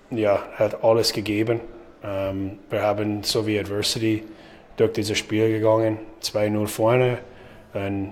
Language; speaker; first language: German; non-native, learner; English